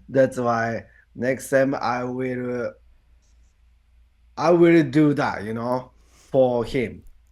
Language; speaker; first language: English; non-native, learner; Japanese